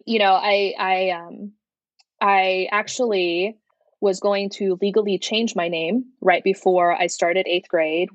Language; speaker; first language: English; early bilingual, other home language; Chinese